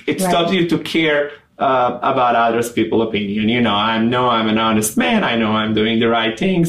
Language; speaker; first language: English; non-native, fluent; Serbian